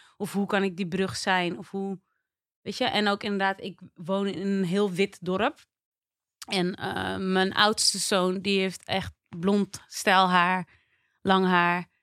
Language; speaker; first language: Dutch; native; Dutch